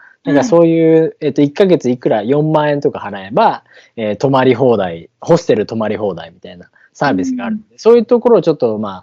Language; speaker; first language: Japanese; native; Japanese